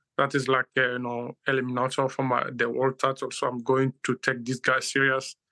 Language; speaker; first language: English; non-native, learner; Luba-Lulua